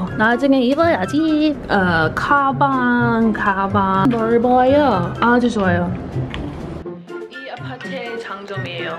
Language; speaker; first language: Korean; non-native, fluent; English